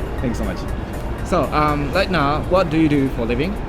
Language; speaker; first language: English; non-native, learner; Japanese